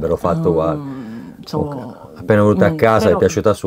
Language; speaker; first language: Italian; native; Italian